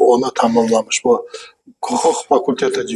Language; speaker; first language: Turkish; non-native, learner; Kazakh